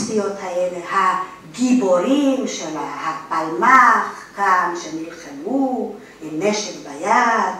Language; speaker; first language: Hebrew; non-native, fluent; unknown